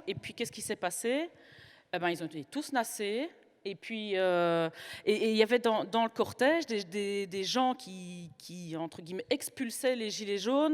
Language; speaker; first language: French; native; French